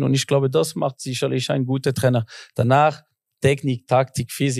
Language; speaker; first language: German; non-native, local second language; French